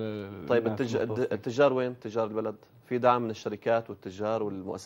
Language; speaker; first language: Arabic; native; Arabic